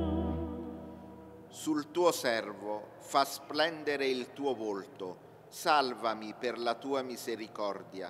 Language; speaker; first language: Italian; native; Italian